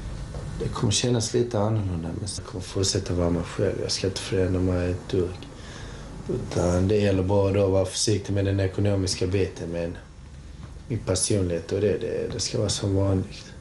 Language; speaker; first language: Swedish; early bilingual, other home language; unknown